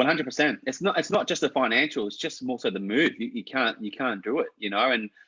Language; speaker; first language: English; native; English